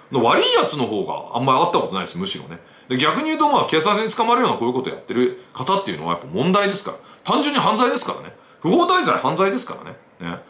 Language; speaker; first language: Japanese; native; Japanese